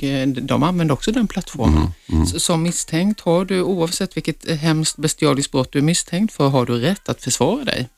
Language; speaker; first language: Swedish; native; Swedish